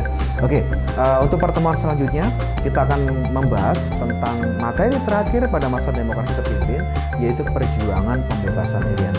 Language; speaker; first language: Indonesian; native; Indonesian